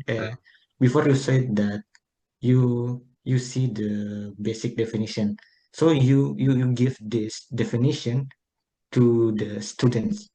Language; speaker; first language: English; non-native, learner; Indonesian